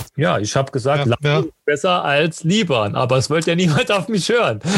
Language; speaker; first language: German; native; German